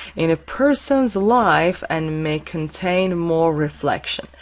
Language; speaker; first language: English; non-native, fluent; Persian